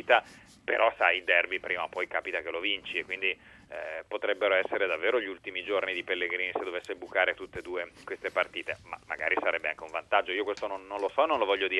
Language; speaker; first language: Italian; native; Italian